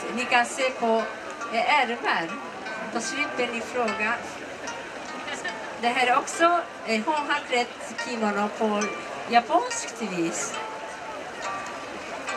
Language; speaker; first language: Swedish; non-native, learner; Japanese